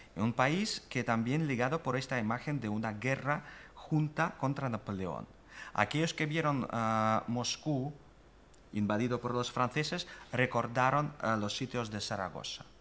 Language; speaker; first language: Spanish; non-native, fluent; Russian